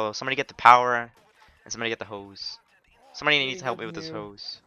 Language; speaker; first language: English; non-native, fluent; Swedish